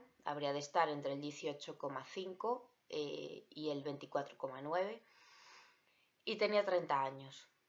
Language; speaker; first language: Spanish; native; Spanish